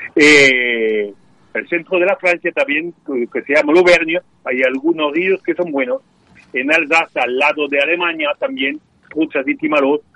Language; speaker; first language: Spanish; non-native, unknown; French